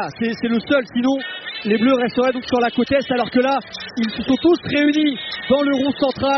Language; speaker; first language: French; native; French